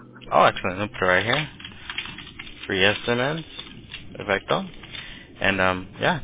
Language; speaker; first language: English; early bilingual, other home language; Spanish